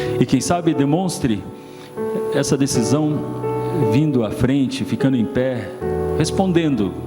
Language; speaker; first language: Portuguese; native; Portuguese